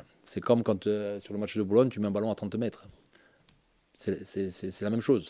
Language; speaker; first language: French; native; French